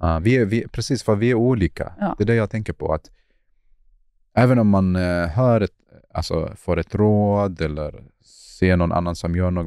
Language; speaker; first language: Swedish; non-native, fluent; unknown